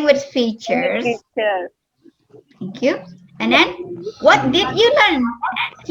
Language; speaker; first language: English; non-native, fluent; Indonesian